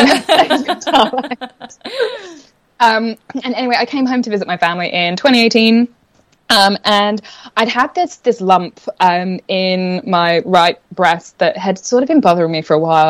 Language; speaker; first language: English; native; English